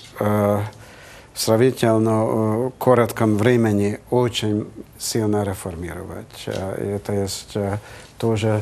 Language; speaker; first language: Russian; non-native, fluent; Hungarian